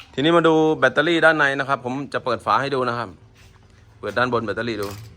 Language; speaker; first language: Thai; native; Thai